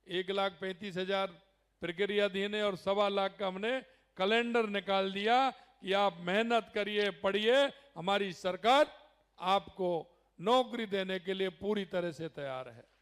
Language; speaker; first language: Hindi; native; Hindi